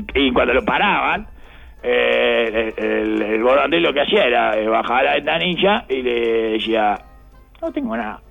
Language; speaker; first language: Spanish; native; Spanish